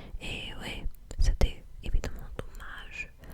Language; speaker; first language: French; non-native, learner; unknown